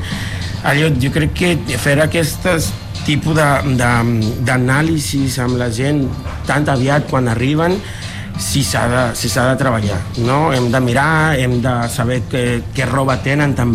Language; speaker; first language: Catalan; non-native, fluent; Spanish